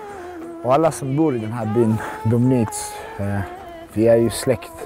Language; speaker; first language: Swedish; early bilingual, other home language; Albanian